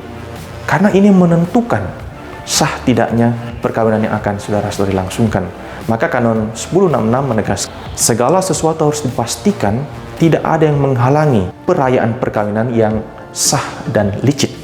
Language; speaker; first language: Indonesian; native; Indonesian